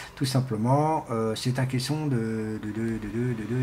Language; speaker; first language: French; non-native, fluent; Portuguese